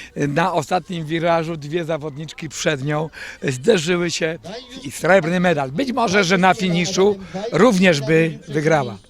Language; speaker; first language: Polish; native; Polish